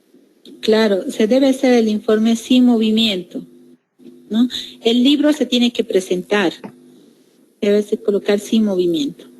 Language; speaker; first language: Spanish; native; Spanish